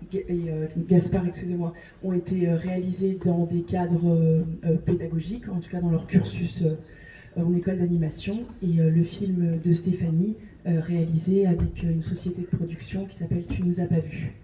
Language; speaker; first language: French; native; French